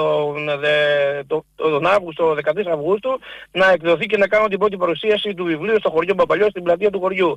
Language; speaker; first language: Greek; native; Greek